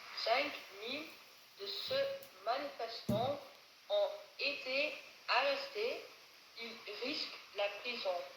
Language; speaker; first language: French; non-native, learner; Dutch